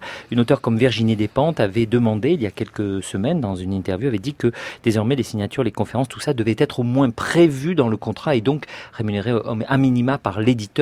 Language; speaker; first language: French; native; French